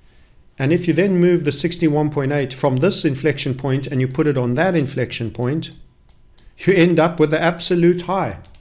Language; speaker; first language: English; native; English